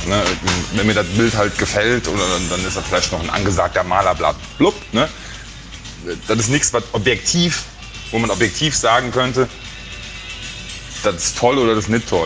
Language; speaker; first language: German; native; German